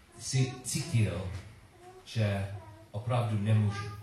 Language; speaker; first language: Czech; non-native, learner; English